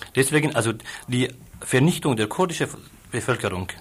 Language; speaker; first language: German; non-native, fluent; Arabic